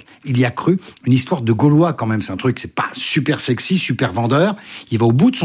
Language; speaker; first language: French; native; French